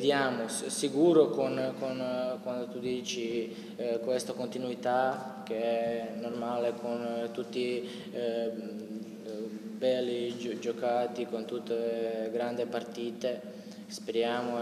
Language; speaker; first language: Italian; non-native, learner; Croatian